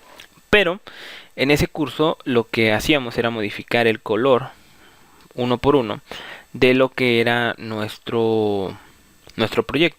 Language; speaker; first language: Spanish; native; Spanish